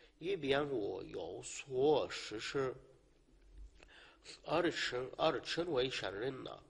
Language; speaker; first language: Chinese; non-native, learner; Arabic